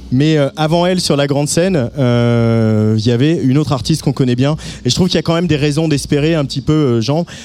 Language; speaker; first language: French; native; French